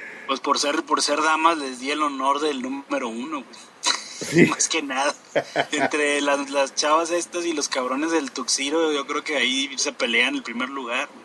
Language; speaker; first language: Spanish; native; Spanish